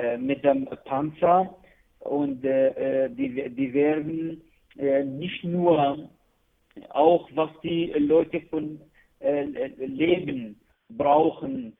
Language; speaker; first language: German; non-native, learner; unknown